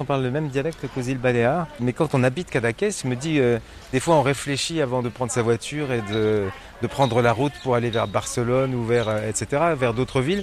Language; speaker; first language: French; native; French